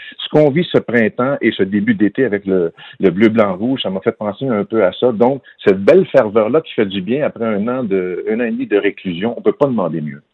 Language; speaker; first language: French; native; French